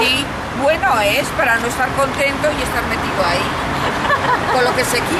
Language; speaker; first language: Spanish; native; Spanish